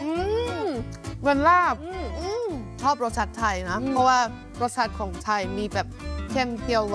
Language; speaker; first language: Thai; non-native, fluent; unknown